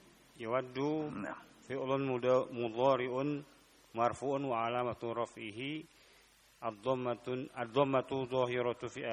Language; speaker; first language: Arabic; non-native, learner; Indonesian